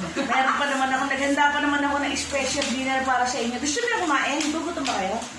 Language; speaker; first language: Filipino; native; Filipino